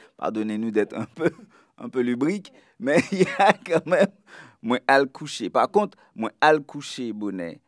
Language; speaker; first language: French; non-native, local second language; Haitian Creole